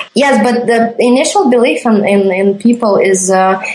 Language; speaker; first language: English; non-native, fluent; Latvian